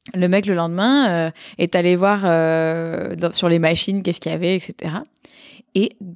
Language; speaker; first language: French; native; French